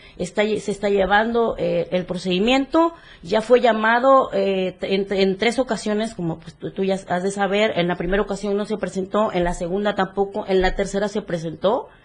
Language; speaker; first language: Spanish; native; Spanish